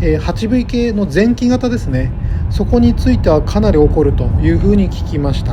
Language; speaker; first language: Japanese; native; Japanese